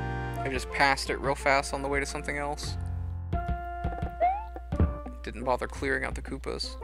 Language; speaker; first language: English; native; English